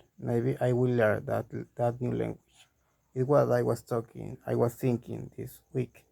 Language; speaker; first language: English; non-native, learner; Spanish